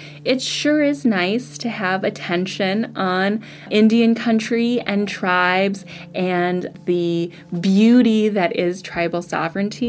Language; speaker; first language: English; native; English